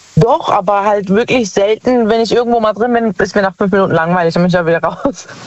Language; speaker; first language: German; native; German